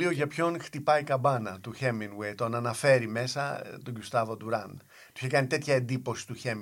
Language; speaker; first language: Greek; native; Greek